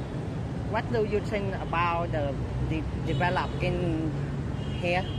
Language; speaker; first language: English; non-native, learner; Vietnamese